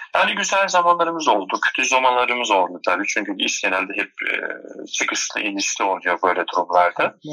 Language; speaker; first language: Turkish; non-native, local second language; Turoyo